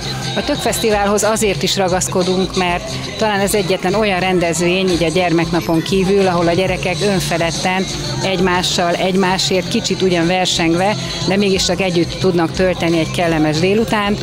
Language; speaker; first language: Hungarian; native; Hungarian